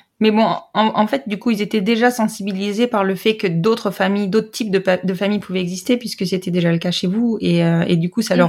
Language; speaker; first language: French; native; French